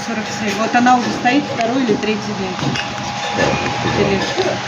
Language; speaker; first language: Russian; native; Russian